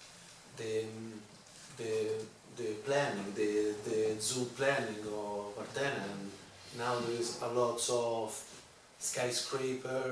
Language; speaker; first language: English; non-native, learner; Italian